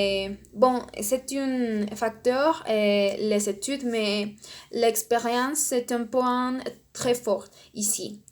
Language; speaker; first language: French; non-native, learner; Spanish